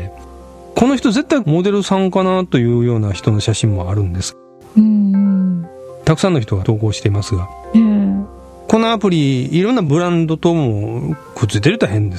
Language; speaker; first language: Japanese; native; Japanese